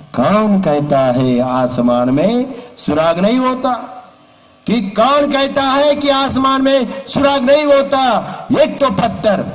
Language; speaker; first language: Hindi; non-native, local second language; Marathi